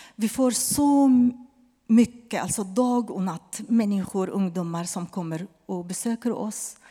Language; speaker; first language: Swedish; non-native, fluent; Arabic